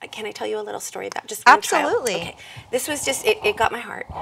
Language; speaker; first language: English; native; English